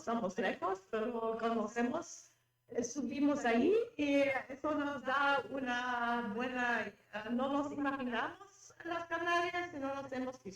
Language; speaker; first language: Spanish; non-native, fluent; German